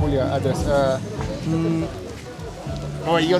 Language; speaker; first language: Spanish; non-native, learner; English